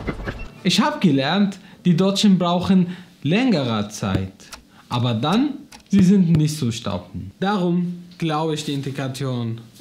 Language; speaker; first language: German; non-native, fluent; Arabic